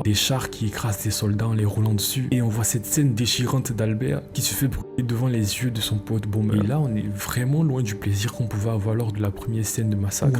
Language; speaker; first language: French; native; French